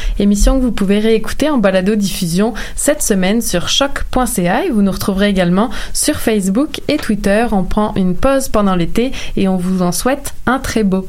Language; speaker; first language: French; native; French